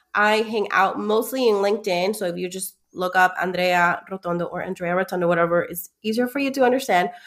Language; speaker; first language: English; early bilingual, other home language; Spanish